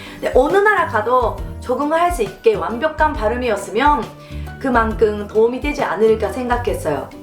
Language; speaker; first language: Korean; non-native, fluent; Japanese